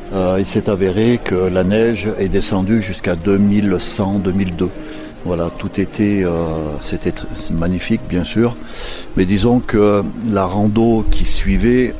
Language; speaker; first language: French; native; French